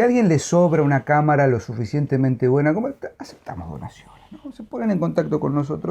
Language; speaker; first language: Spanish; native; Spanish